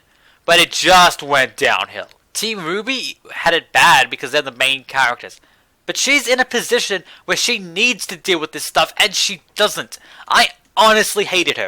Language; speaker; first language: English; native; English